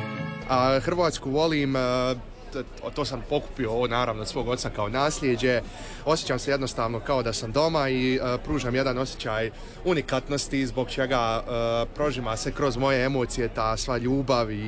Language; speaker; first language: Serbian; early bilingual, heritage; Serbian